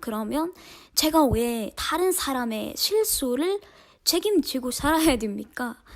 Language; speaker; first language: Korean; non-native, fluent; Arabic